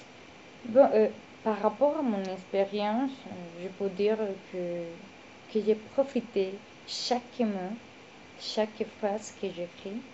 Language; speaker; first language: French; non-native, learner; Spanish